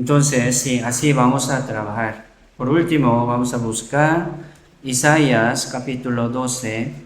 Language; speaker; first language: Spanish; non-native, learner; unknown